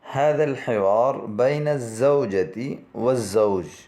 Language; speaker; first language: Arabic; non-native, fluent; Urdu